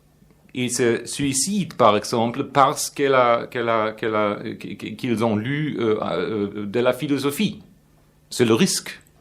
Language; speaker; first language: French; non-native, fluent; German